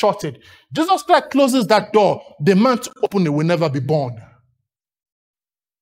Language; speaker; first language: English; non-native, local second language; Yoruba